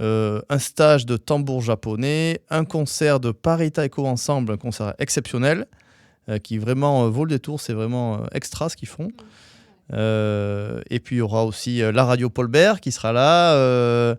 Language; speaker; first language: French; native; French